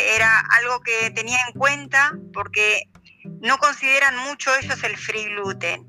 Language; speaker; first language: Spanish; native; Spanish